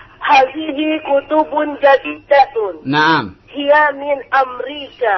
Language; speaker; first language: Arabic; non-native, learner; Indonesian